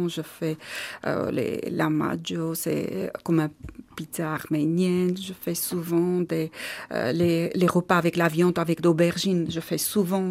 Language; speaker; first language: French; non-native, learner; Armenian